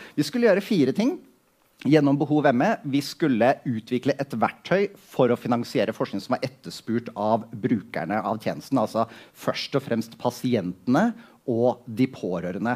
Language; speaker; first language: Norwegian; native; Norwegian